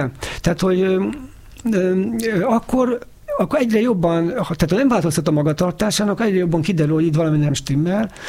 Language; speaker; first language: Hungarian; native; Hungarian